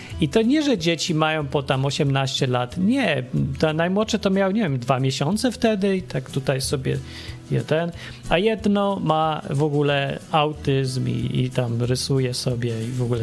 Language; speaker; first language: Polish; native; Polish